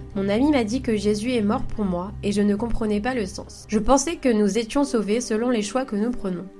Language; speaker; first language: French; non-native, fluent; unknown